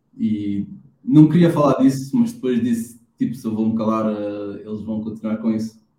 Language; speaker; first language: Portuguese; non-native, local second language; Kabuverdianu